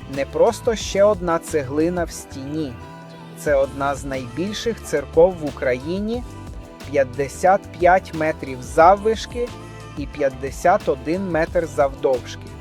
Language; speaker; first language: Ukrainian; non-native, learner; English